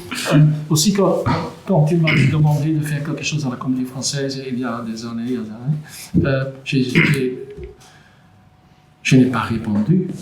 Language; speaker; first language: French; non-native, local second language; Dutch